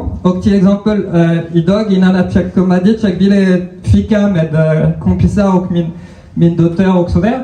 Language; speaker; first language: Swedish; non-native, fluent; French